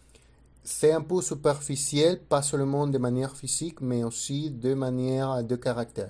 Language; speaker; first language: French; non-native, fluent; Spanish